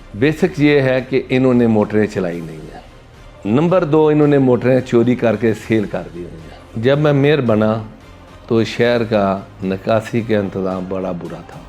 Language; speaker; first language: Urdu; non-native, local second language; Punjabi